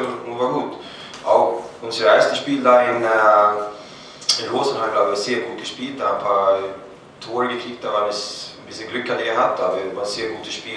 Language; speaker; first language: German; non-native, fluent; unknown